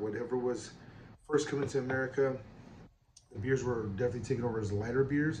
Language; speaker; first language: English; native; English